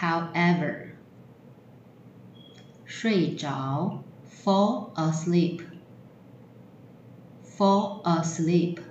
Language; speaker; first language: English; non-native, fluent; Chinese